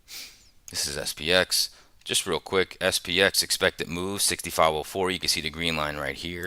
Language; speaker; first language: English; native; English